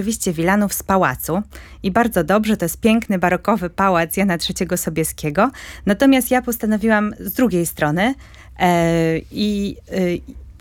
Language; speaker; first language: Polish; native; Polish